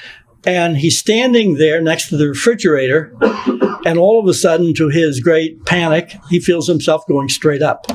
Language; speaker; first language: English; native; English